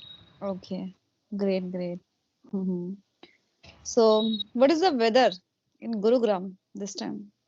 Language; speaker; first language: English; non-native, local second language; Hindi